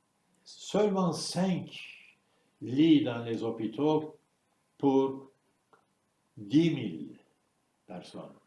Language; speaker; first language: French; non-native, fluent; Turkish